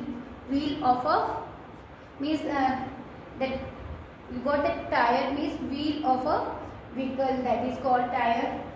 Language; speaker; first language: English; non-native, local second language; Hindi